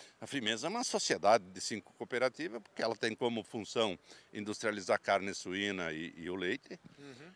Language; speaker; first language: Portuguese; native; Portuguese